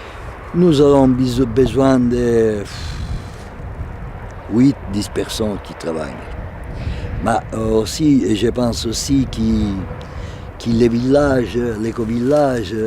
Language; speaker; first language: French; non-native, fluent; Italian